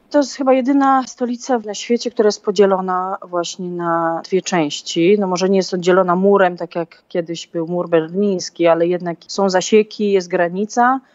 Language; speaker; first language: Polish; native; Polish